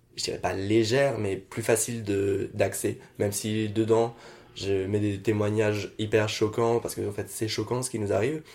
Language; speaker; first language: French; native; French